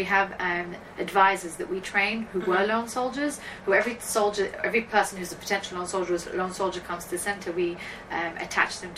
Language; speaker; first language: English; native; English